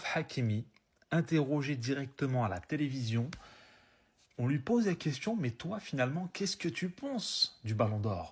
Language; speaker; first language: French; native; French